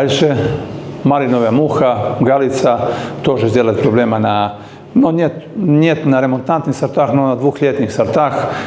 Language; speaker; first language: Russian; non-native, learner; Serbian